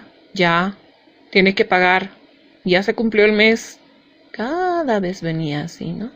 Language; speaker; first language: Spanish; native; Spanish